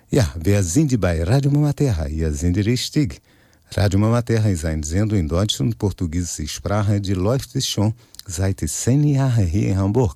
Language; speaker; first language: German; non-native, fluent; Portuguese